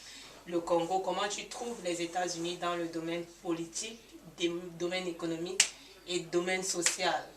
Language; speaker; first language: French; non-native, learner; English